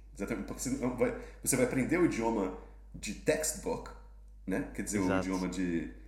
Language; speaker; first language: Portuguese; native; Portuguese